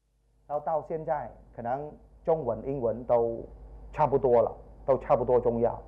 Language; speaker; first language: Chinese; non-native, learner; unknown